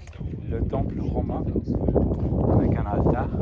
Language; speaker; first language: French; non-native, fluent; German